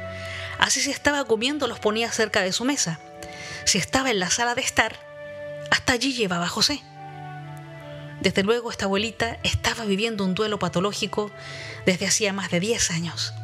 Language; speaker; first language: Spanish; native; Spanish